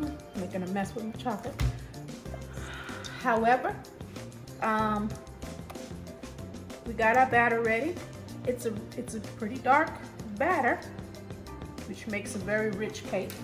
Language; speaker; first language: English; native; English